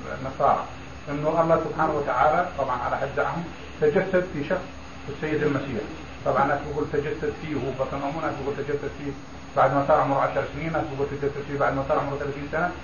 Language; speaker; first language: Arabic; native; Arabic